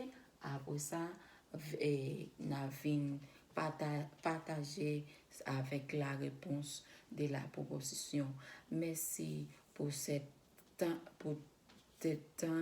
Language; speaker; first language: French; non-native, learner; Spanish